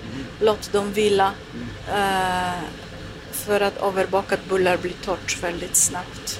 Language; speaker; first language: Swedish; non-native, learner; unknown